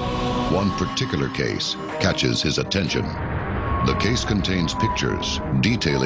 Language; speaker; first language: English; native; English